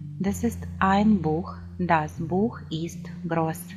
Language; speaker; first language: German; non-native, fluent; Ukrainian